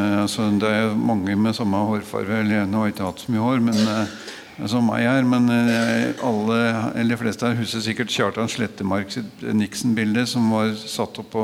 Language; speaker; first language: Norwegian; native; Norwegian